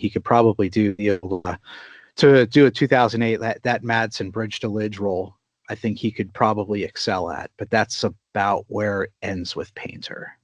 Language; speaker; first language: English; native; English